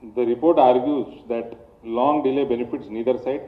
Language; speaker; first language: English; non-native, local second language; Telugu